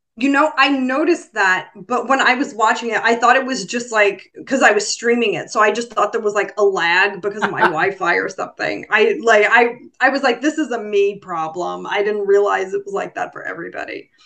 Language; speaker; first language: English; early bilingual, other home language; Italian